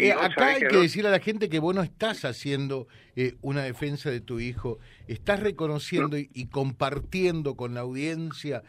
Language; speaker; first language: Spanish; native; Spanish